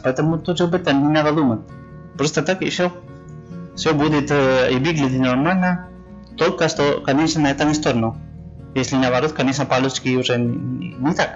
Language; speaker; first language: Russian; non-native, learner; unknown